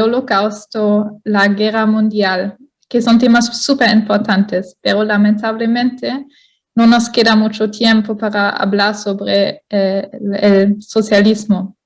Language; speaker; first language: Spanish; non-native, fluent; German